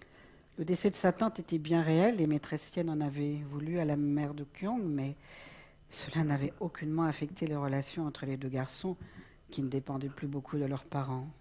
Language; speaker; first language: French; native; French